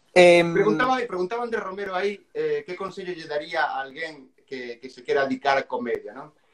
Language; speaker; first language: Galician; native; Galician